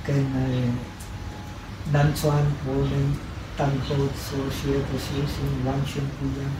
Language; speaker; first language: Chinese; non-native, fluent; Czech